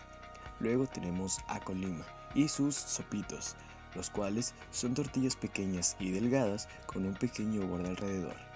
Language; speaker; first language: Spanish; native; Spanish